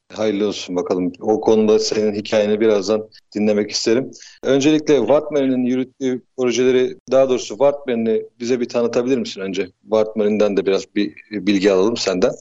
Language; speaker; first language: Turkish; native; Turkish